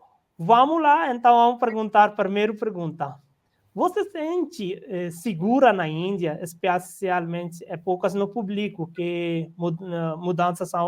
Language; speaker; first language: Portuguese; non-native, learner; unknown